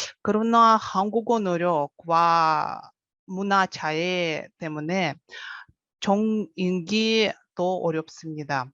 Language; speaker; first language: Korean; non-native, fluent; Russian